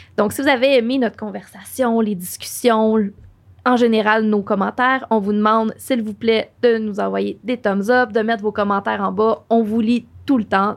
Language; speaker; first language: French; native; French